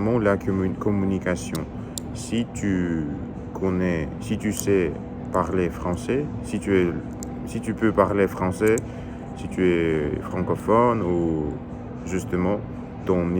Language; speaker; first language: French; non-native, learner; Russian